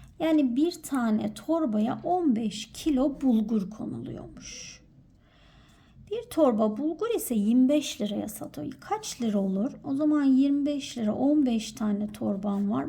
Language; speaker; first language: Turkish; native; Turkish